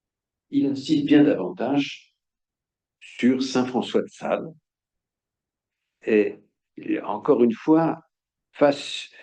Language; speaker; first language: French; native; French